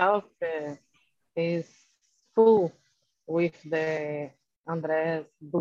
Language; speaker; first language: English; non-native, learner; Portuguese